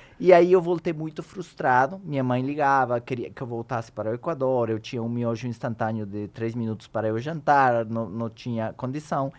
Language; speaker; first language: Portuguese; non-native, fluent; Spanish